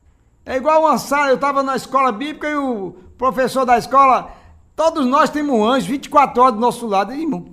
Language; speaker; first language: Portuguese; native; Portuguese